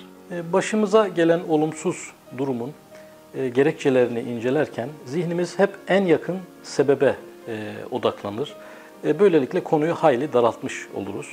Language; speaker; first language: Turkish; native; Turkish